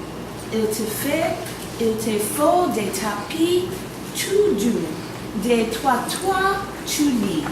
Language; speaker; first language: French; non-native, fluent; English